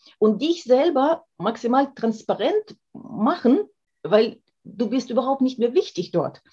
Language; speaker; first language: German; non-native, fluent; Russian